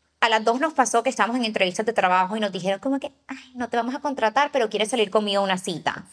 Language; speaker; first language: Spanish; native; Spanish